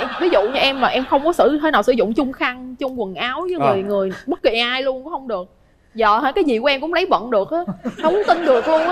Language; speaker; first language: Vietnamese; native; Vietnamese